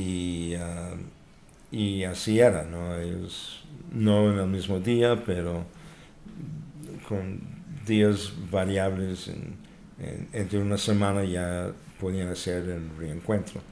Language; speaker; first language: Spanish; non-native, fluent; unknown